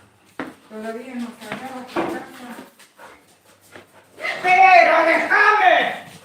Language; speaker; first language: Spanish; native; Spanish